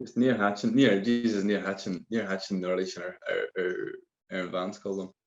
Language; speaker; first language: Irish; non-native, local second language; English